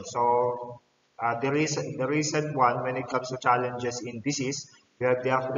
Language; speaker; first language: English; non-native, local second language; Filipino